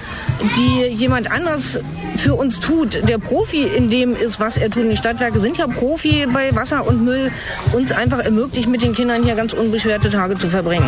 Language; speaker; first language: German; native; German